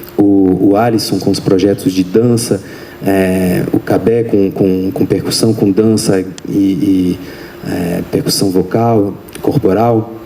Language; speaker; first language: Portuguese; non-native, fluent; French